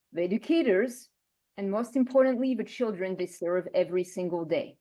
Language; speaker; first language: English; non-native, fluent; French